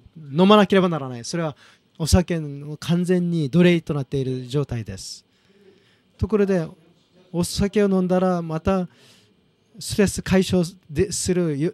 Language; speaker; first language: Japanese; non-native, fluent; Korean